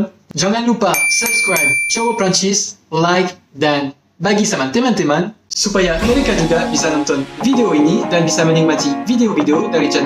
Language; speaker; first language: Indonesian; non-native, fluent; French